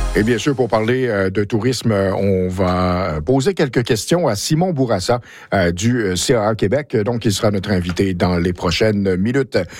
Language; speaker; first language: French; native; French